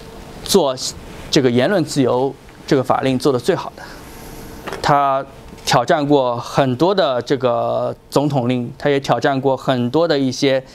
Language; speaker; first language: Chinese; native; Chinese